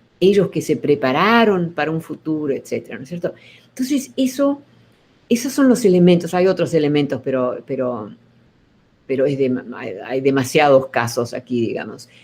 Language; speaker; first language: Spanish; early bilingual, other home language; Dutch